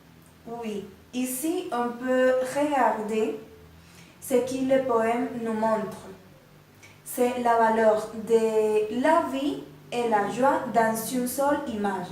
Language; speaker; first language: French; non-native, learner; Spanish